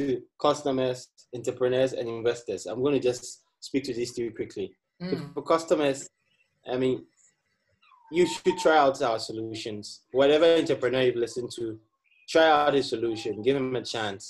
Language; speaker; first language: English; non-native, local second language; Akan